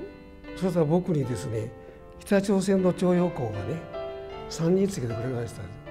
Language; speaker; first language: Japanese; native; Japanese